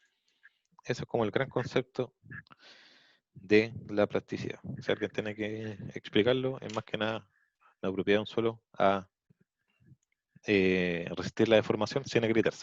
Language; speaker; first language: Spanish; native; Spanish